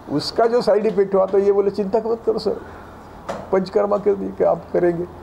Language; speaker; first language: Hindi; non-native, local second language; Marathi